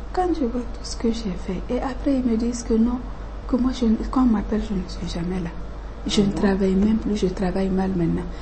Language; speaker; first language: French; non-native, local second language; Bambara